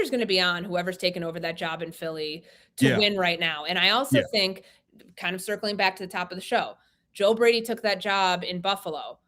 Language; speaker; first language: English; native; English